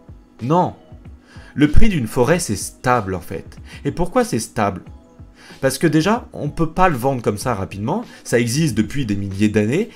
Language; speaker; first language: French; native; French